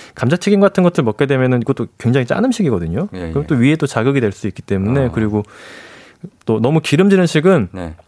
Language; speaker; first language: Korean; native; Korean